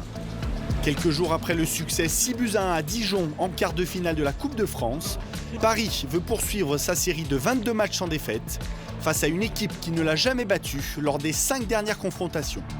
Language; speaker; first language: French; native; French